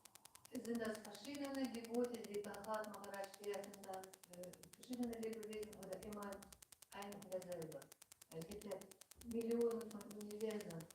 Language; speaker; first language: German; non-native, fluent; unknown